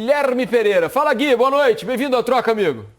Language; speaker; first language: Portuguese; native; Portuguese